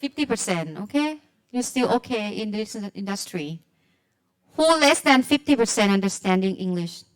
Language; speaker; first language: English; non-native, fluent; Thai